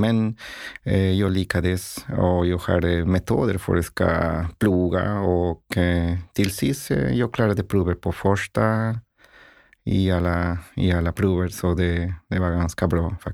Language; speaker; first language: Swedish; non-native, learner; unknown